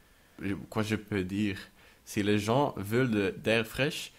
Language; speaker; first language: French; non-native, local second language; Dutch